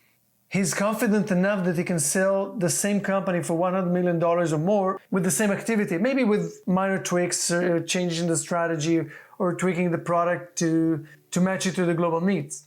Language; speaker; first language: English; non-native, fluent; Hebrew